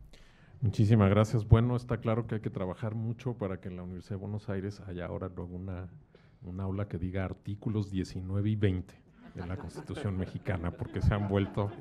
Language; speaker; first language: Spanish; native; Spanish